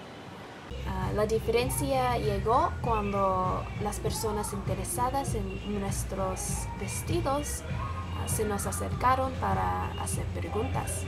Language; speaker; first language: Spanish; non-native, learner; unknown